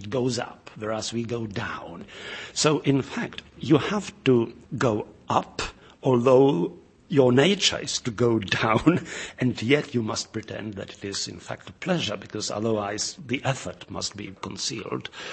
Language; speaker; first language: English; non-native, fluent; Czech